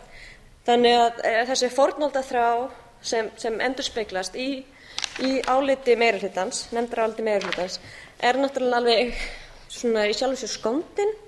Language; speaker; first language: Icelandic; native; Icelandic